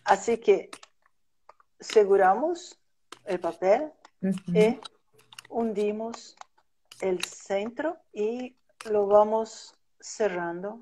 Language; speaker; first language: Spanish; non-native, fluent; Portuguese